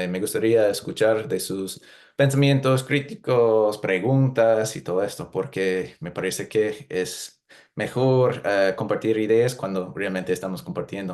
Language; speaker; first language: Spanish; non-native, fluent; English